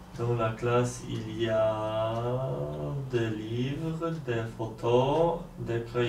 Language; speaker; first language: French; non-native, learner; Polish